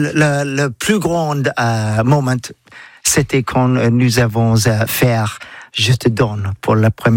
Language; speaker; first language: French; non-native, learner; English